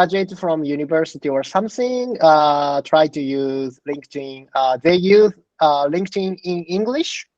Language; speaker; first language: English; non-native, learner; Japanese